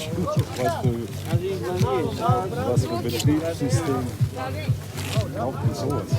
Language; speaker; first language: German; non-native, learner; Thai